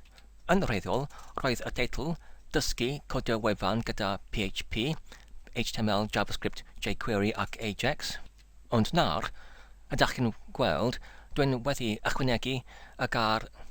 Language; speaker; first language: Welsh; non-native, learner; English